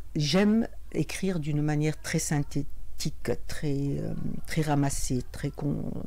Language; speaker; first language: French; non-native, local second language; Arabic